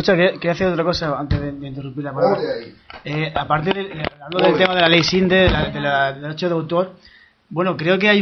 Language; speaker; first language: Spanish; native; Spanish